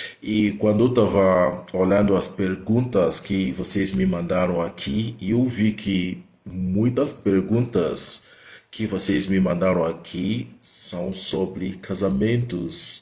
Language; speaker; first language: Portuguese; non-native, fluent; Igbo